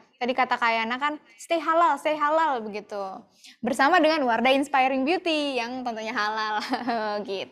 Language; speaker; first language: Indonesian; native; Indonesian